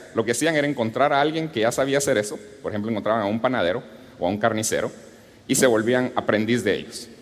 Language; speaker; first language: Spanish; native; Spanish